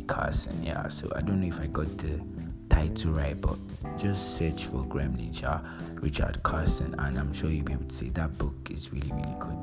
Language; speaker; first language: English; non-native, local second language; Yoruba